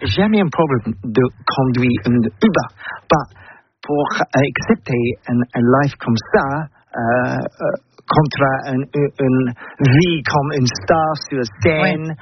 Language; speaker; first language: French; non-native, learner; English